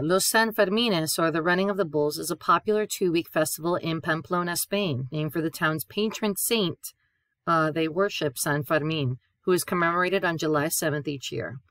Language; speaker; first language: English; native; English